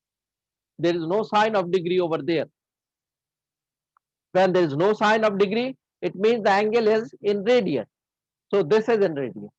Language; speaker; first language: English; non-native, local second language; Hindi